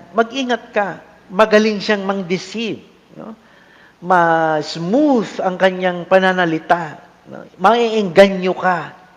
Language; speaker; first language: Filipino; non-native, local second language; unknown